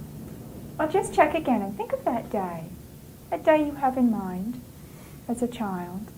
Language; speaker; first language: English; native; English